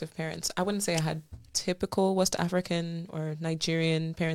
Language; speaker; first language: English; native; English